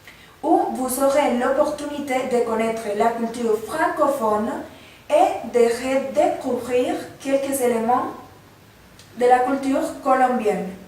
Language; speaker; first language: French; non-native, learner; Spanish